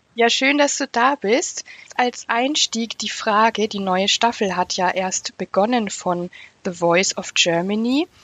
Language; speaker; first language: German; native; German